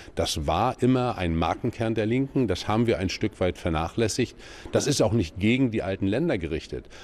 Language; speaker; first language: German; native; German